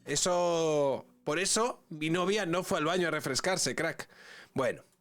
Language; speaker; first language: Spanish; native; Spanish